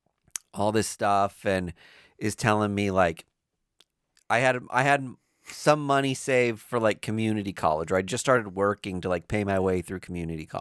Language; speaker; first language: English; native; English